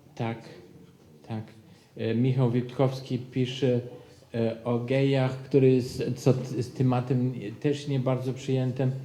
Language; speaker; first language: Polish; non-native, fluent; German